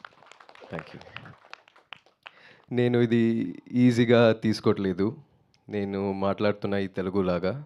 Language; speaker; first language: Telugu; non-native, learner; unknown